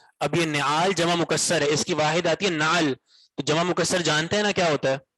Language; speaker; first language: Urdu; native; Urdu